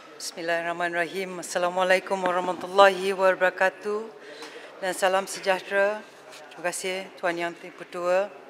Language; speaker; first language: Malay; native; Malay